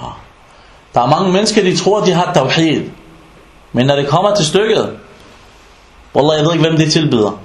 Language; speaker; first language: Danish; early bilingual, other home language; Arabic